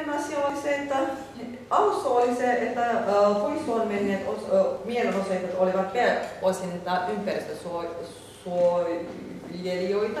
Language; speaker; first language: Finnish; non-native, learner; Turkish